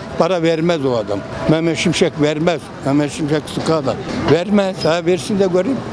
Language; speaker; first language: Turkish; native; Turkish